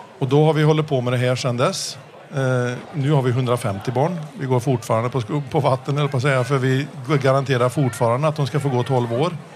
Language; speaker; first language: Swedish; early bilingual, heritage; Swedish